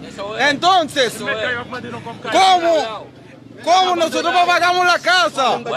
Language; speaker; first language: Spanish; non-native, fluent; Haitian Creole